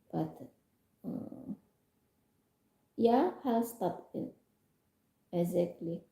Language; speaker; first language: English; non-native, fluent; Indonesian